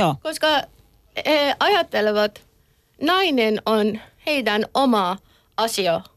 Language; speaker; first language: Finnish; non-native, learner; Persian